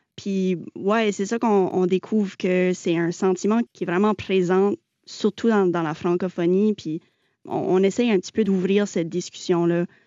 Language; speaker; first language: French; native; French